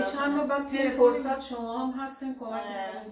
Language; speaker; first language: Persian; native; Persian